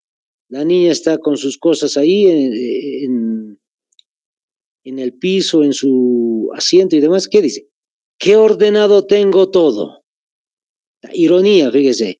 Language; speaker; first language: Spanish; native; Spanish